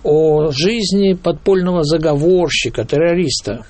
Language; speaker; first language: Russian; native; Russian